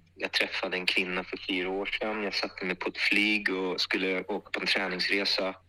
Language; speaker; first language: Swedish; early bilingual, other home language; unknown